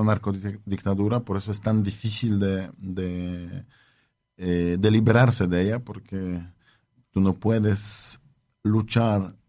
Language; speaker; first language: Spanish; non-native, fluent; Polish